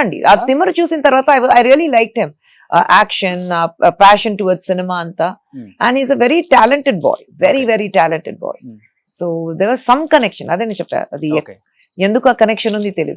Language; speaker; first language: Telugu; non-native, fluent; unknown